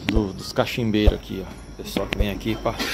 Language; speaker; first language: Portuguese; native; Portuguese